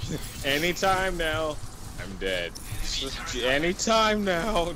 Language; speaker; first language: English; native; English